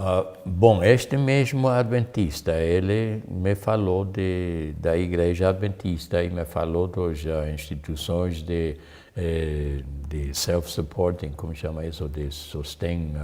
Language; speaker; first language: Portuguese; non-native, fluent; German